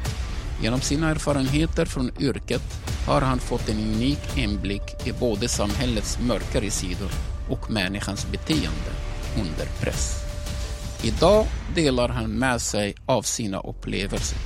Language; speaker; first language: Swedish; non-native, fluent; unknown